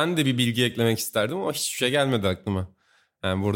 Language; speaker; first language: Turkish; native; Turkish